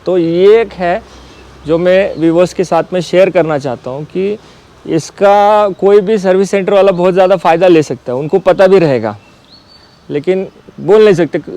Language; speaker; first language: Hindi; non-native, local second language; Marathi